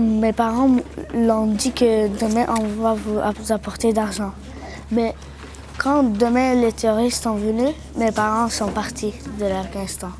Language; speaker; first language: French; non-native, learner; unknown